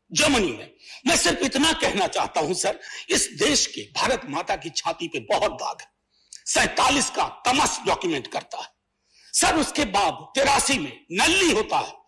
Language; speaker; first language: Hindi; native; Hindi